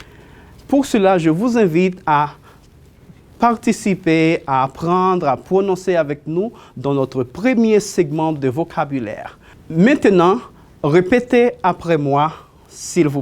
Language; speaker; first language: French; non-native, fluent; Spanish